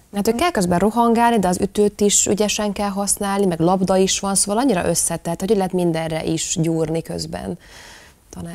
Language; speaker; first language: Hungarian; native; Hungarian